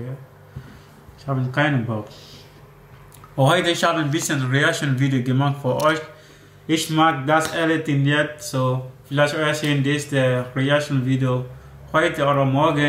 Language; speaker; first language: German; non-native, learner; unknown